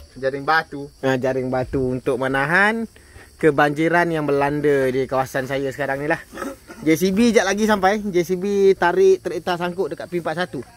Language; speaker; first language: Malay; native; Malay